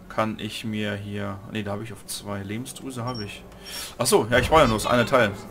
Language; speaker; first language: German; native; German